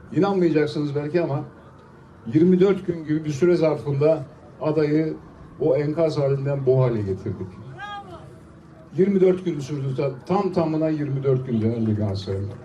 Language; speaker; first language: Turkish; native; Turkish